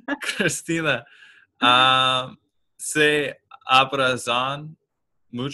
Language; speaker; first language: Spanish; non-native, learner; English